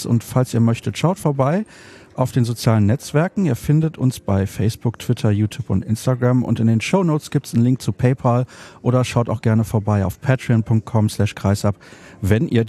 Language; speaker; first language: German; native; German